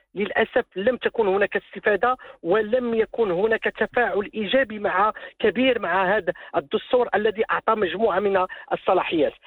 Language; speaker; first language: Arabic; native; Arabic